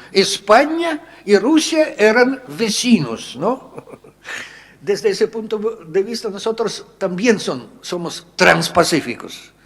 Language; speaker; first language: Spanish; non-native, fluent; Russian